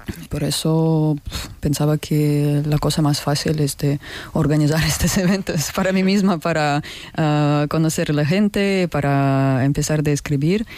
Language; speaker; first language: Spanish; non-native, learner; Russian